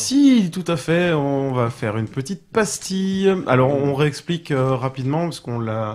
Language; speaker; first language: French; native; French